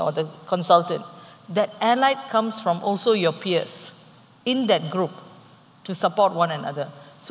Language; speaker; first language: English; non-native, local second language; Tamil